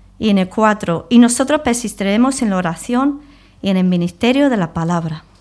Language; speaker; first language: Spanish; non-native, fluent; English